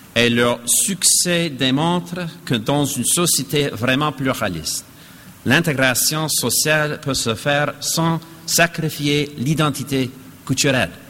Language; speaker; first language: French; non-native, fluent; English